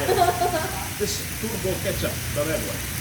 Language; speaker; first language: English; non-native, learner; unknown